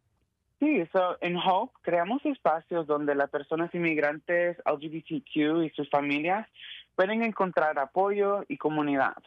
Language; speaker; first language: Spanish; early bilingual, heritage; Spanish